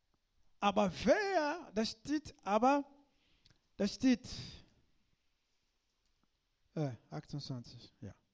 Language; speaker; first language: German; non-native, learner; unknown